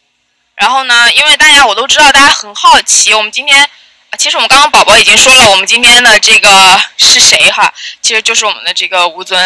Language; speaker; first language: Chinese; native; Chinese